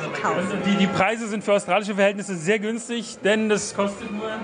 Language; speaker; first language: German; native; German